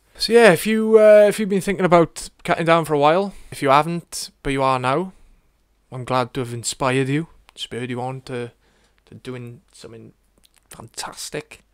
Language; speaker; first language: English; native; English